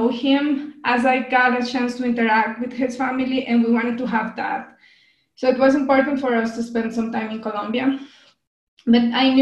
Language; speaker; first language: English; non-native, fluent; Spanish